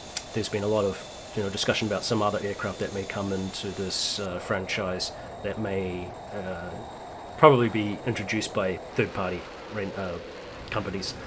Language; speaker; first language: English; native; English